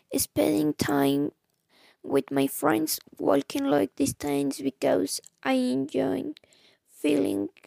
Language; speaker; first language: English; non-native, fluent; Spanish